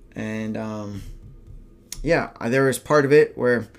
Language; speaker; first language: English; native; English